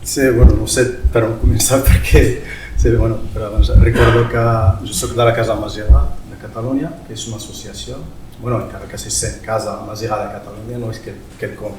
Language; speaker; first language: Catalan; non-native, fluent; Berber languages